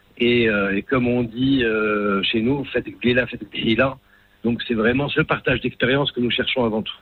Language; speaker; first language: French; non-native, local second language; Arabic